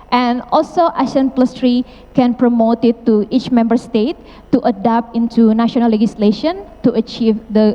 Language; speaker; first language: English; non-native, fluent; Indonesian